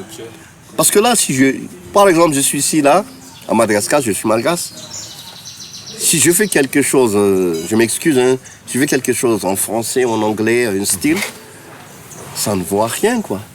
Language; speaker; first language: French; non-native, local second language; Malagasy